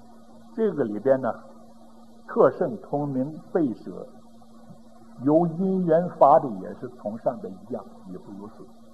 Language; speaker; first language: Chinese; native; Chinese